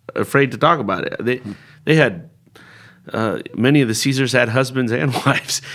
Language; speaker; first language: English; early bilingual, other home language; Spanish